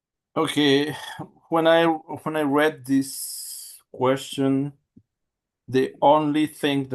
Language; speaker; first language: English; non-native, learner; Spanish